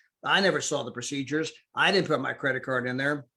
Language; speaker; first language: English; native; English